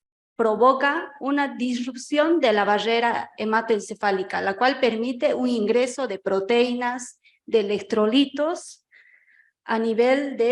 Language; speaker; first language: Spanish; native; Spanish